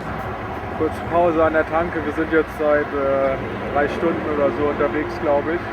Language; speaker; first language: German; native; German